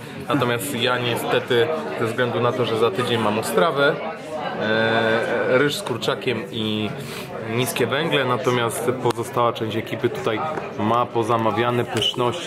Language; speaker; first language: Polish; native; Polish